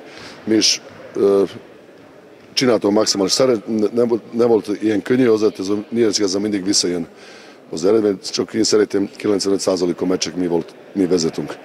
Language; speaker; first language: Hungarian; non-native, learner; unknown